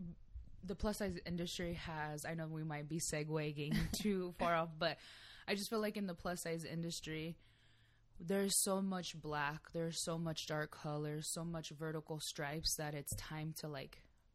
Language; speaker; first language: English; native; English